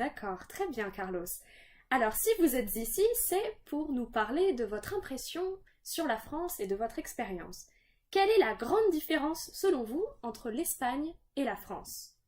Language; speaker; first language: French; native; French